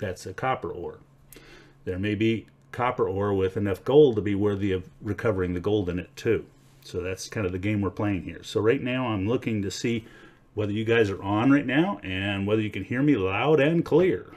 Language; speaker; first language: English; native; English